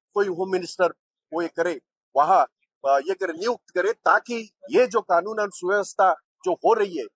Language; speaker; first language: Hindi; non-native, local second language; Marathi